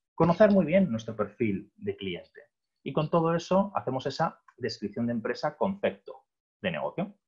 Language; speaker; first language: Spanish; native; Spanish